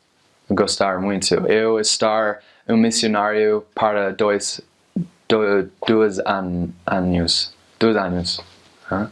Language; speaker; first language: Portuguese; non-native, fluent; English